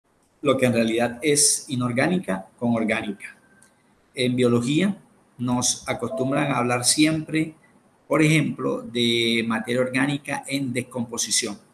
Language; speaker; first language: Spanish; native; Spanish